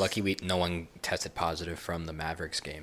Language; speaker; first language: English; native; English